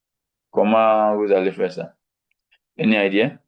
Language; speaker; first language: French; non-native, fluent; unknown